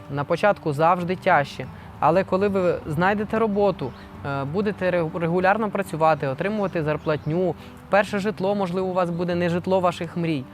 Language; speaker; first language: Ukrainian; non-native, local second language; Russian